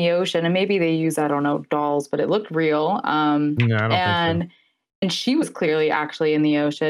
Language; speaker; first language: English; native; English